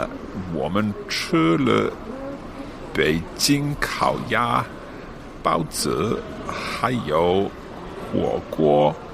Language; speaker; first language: Chinese; non-native, learner; English